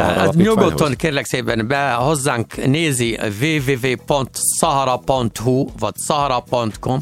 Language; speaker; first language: Hungarian; non-native, learner; Arabic